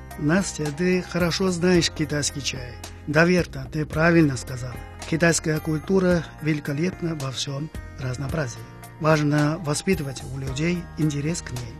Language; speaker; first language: Russian; non-native, fluent; Chinese